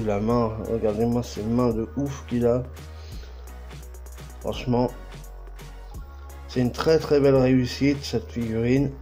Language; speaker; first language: French; native; French